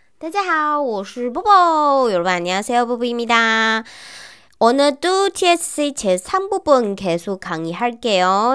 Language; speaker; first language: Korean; non-native, learner; Chinese